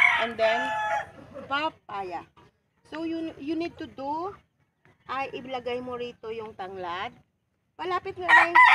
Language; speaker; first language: Filipino; native; Filipino